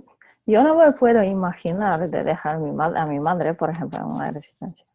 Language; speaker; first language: Spanish; non-native, fluent; Polish